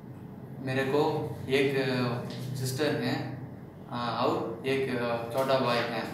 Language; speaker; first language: Hindi; non-native, local second language; Tamil